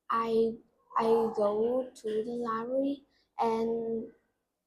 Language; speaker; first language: English; non-native, learner; Vietnamese